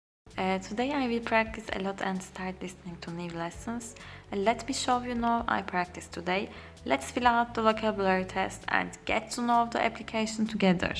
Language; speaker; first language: English; non-native, learner; Turkish